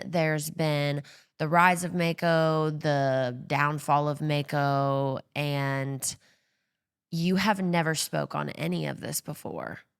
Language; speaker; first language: English; native; English